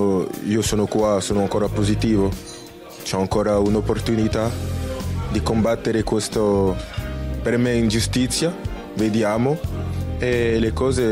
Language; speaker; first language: Italian; non-native, fluent; French